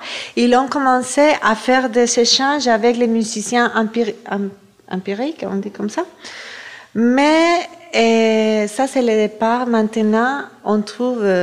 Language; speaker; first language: French; non-native, fluent; Spanish